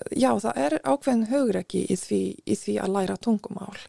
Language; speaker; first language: Icelandic; non-native, fluent; Polish